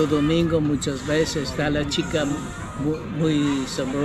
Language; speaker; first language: Spanish; non-native, learner; Italian